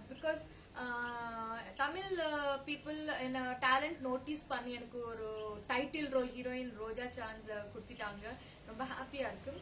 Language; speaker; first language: Tamil; non-native, learner; Telugu